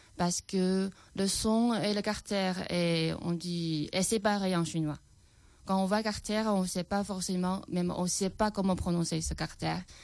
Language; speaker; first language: French; non-native, fluent; Chinese